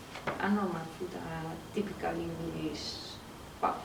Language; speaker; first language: English; non-native, learner; Spanish